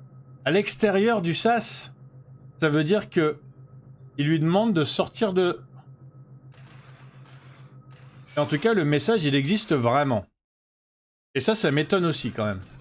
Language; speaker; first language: French; native; French